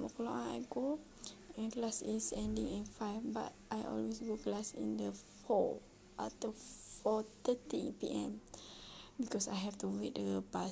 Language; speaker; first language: English; non-native, learner; Malay